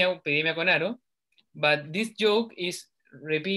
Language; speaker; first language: English; non-native, learner; Spanish